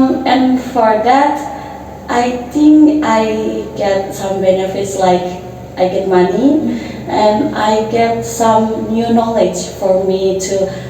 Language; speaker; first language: English; non-native, learner; Indonesian